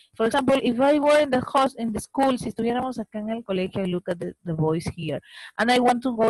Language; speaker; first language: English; non-native, learner; Spanish